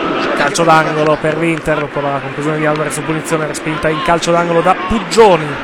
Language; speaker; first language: Italian; native; Italian